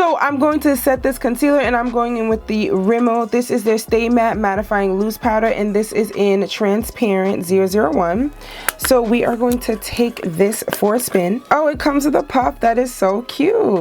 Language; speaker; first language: English; native; English